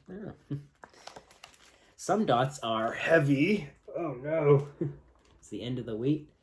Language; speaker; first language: English; native; English